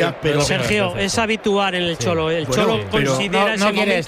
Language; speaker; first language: Spanish; native; Spanish